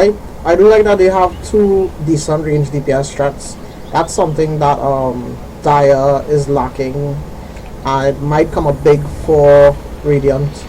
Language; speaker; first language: English; native; English